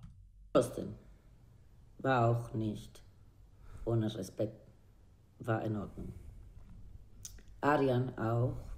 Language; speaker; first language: German; non-native, learner; Spanish